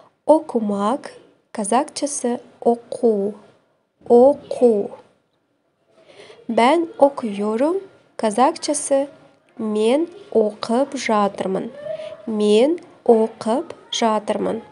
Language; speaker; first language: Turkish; non-native, fluent; Kazakh